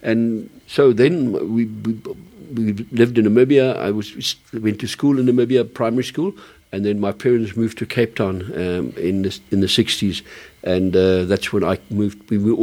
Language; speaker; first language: English; early bilingual, other home language; German